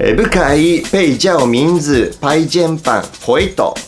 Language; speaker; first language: Chinese; non-native, fluent; Japanese